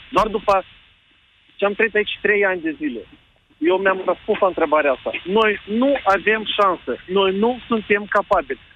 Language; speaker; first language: Romanian; native; Romanian